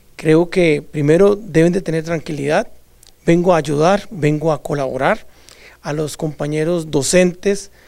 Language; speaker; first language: Spanish; native; Spanish